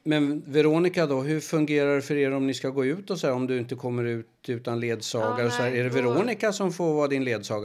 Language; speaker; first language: Swedish; native; Swedish